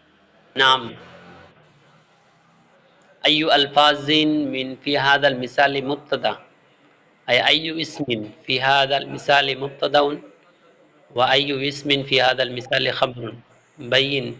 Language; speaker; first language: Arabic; non-native, fluent; Bangla